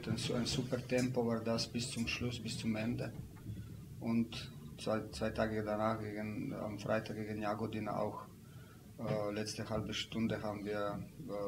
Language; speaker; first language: German; non-native, learner; Slovenian